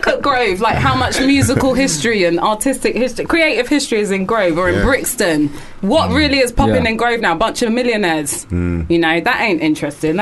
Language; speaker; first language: English; native; English